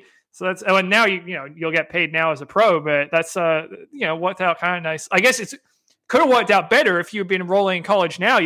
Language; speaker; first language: English; native; English